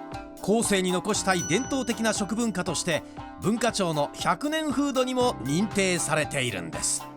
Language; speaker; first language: Japanese; native; Japanese